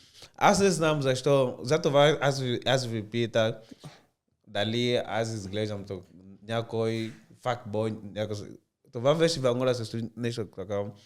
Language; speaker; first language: Bulgarian; non-native, learner; Portuguese